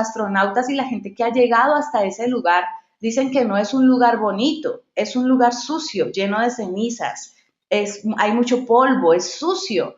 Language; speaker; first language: Spanish; native; Spanish